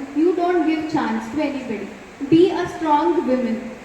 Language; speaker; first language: English; non-native, local second language; Telugu